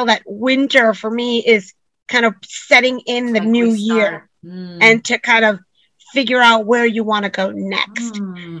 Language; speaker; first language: English; native; English